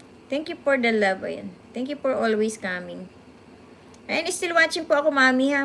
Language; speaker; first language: English; non-native, local second language; Filipino